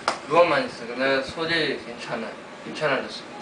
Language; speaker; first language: Korean; early bilingual, heritage; Korean